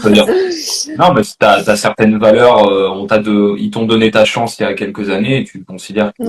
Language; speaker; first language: French; native; French